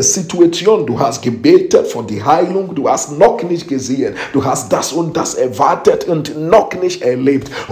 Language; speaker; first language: German; non-native, fluent; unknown